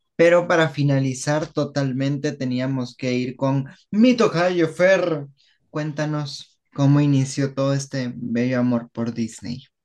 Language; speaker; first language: Spanish; native; Spanish